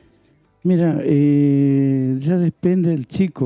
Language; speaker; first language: Spanish; non-native, local second language; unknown